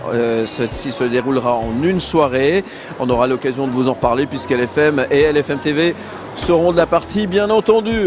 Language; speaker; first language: French; native; French